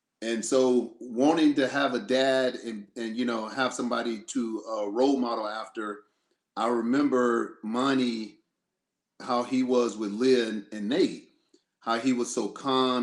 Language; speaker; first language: English; native; English